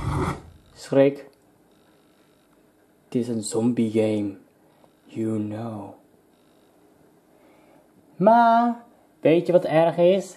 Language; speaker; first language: Dutch; non-native, local second language; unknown